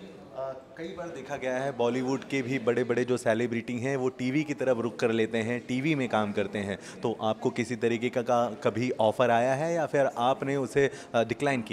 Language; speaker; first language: Hindi; native; Hindi